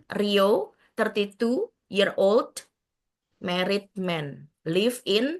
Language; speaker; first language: English; non-native, fluent; Indonesian